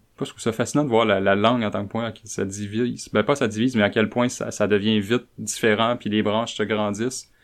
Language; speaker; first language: French; native; French